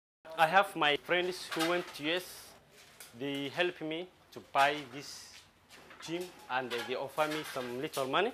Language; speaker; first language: English; non-native, local second language; Somali